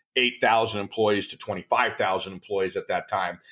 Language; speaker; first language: English; native; English